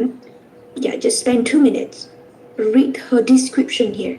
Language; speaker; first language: English; non-native, fluent; Vietnamese